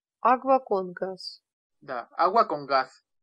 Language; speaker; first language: Spanish; non-native, fluent; Russian